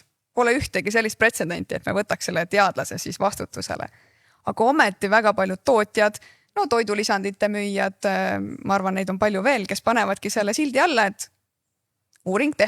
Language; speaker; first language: Estonian; native; Estonian